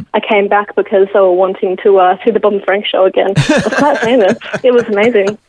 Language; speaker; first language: English; native; English